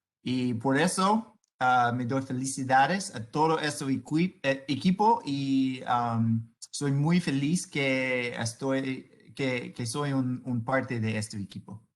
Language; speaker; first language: Spanish; non-native, learner; English